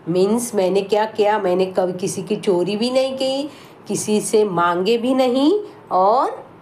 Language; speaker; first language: Hindi; non-native, local second language; Marathi